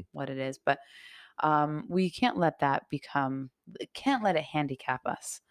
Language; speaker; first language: English; early bilingual, other home language; Portuguese